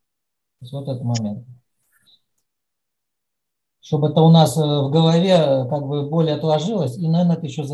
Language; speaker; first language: Russian; native; Russian